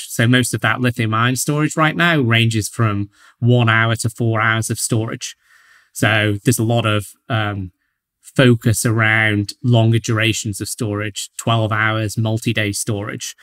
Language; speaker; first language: English; native; English